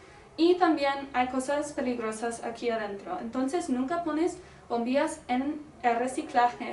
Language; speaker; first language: Spanish; non-native, learner; English